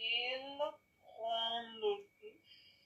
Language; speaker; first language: French; non-native, learner; English